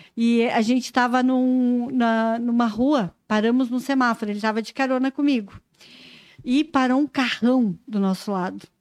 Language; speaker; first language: Portuguese; native; Portuguese